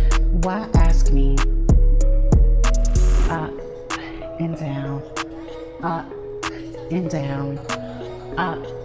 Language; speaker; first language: English; native; English